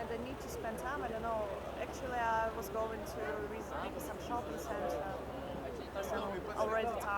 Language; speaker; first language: English; non-native, fluent; Russian